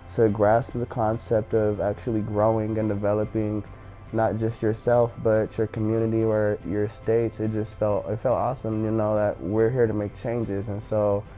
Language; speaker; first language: English; native; English